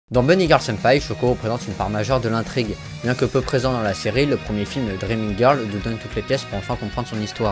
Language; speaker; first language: French; native; French